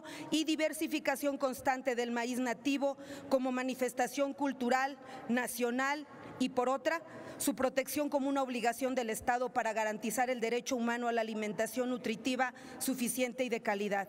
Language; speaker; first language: Spanish; native; Spanish